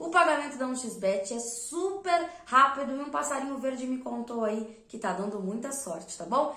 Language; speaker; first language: Portuguese; native; Portuguese